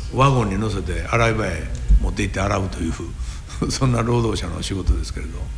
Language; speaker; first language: Japanese; native; Japanese